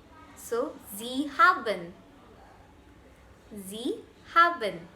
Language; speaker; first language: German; non-native, fluent; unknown